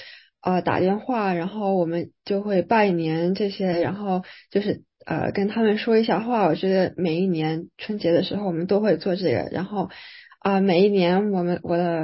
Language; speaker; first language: Chinese; early bilingual, other home language; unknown